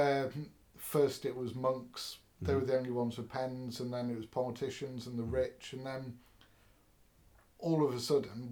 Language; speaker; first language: English; native; English